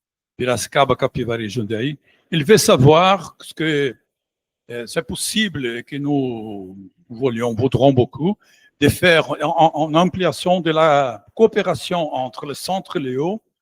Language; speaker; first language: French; non-native, learner; Portuguese